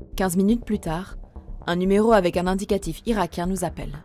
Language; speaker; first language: French; native; French